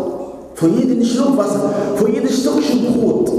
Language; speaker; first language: German; non-native, fluent; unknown